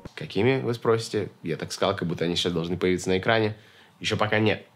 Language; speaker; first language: Russian; native; Russian